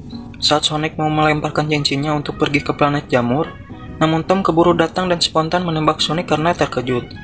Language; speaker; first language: Indonesian; native; Indonesian